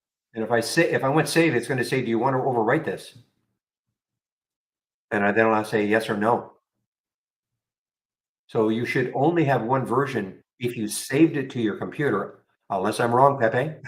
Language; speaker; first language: English; native; English